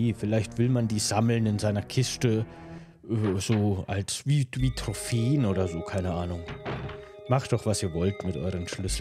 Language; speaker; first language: German; native; German